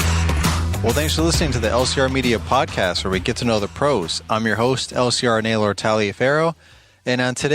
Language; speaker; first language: English; native; English